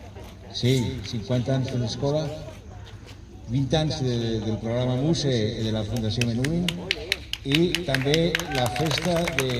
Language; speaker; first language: Catalan; non-native, fluent; Spanish